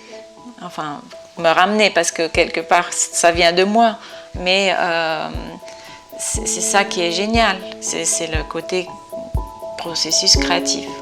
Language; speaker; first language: French; non-native, fluent; Bulgarian